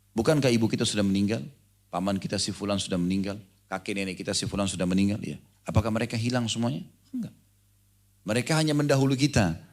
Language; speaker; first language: Indonesian; native; Indonesian